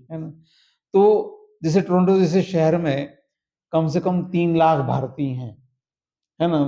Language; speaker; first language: Hindi; native; Hindi